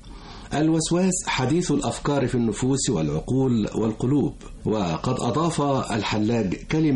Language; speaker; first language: Arabic; native; Arabic